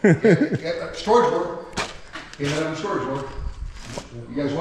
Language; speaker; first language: English; native; English